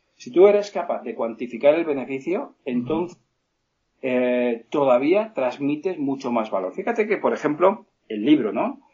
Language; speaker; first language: Spanish; native; Spanish